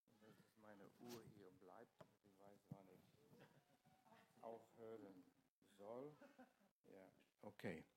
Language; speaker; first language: German; non-native, fluent; English